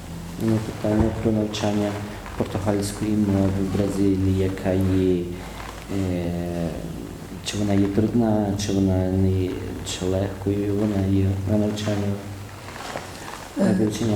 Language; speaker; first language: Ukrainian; early bilingual, heritage; Ukrainian